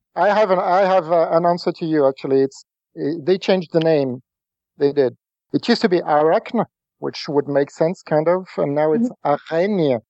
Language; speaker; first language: English; non-native, fluent; French